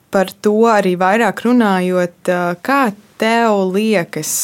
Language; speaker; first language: Latvian; native; Latvian